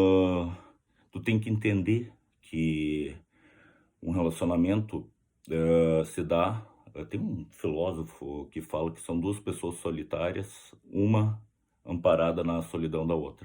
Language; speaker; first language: Portuguese; native; Portuguese